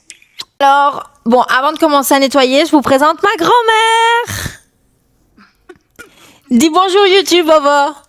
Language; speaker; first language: French; native; French